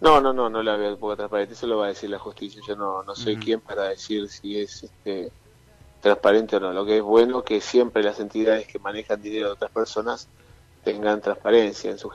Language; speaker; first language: Spanish; native; Spanish